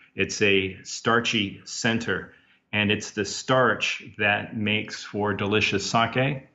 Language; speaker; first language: English; native; English